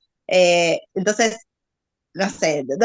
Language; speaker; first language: Spanish; native; Spanish